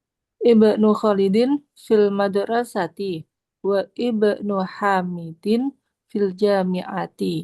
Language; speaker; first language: Arabic; non-native, learner; Indonesian